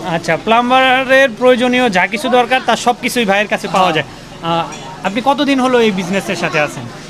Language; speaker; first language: Bangla; native; Bangla